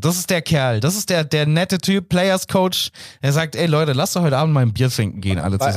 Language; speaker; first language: German; native; German